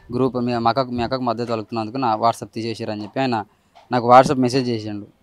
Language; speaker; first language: Telugu; native; Telugu